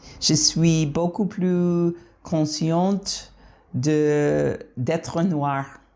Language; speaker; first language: French; non-native, fluent; English